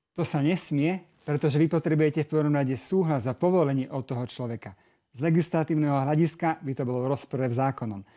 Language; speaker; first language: Slovak; native; Slovak